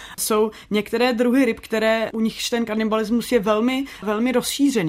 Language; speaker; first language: Czech; native; Czech